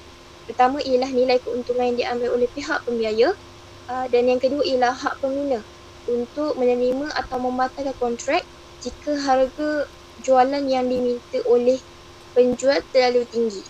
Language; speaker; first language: Malay; native; Malay